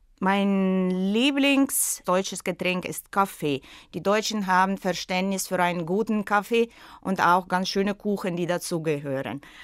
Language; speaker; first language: German; non-native, fluent; Russian